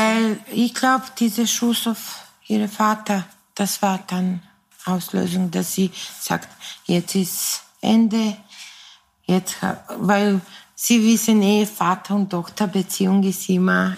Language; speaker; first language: German; non-native, fluent; Serbian